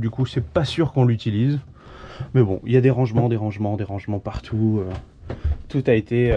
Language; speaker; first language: French; native; French